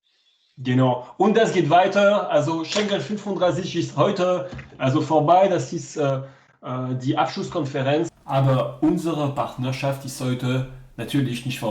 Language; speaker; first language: German; non-native, fluent; French